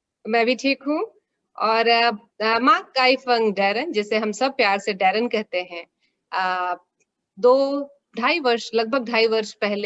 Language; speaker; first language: Hindi; native; Hindi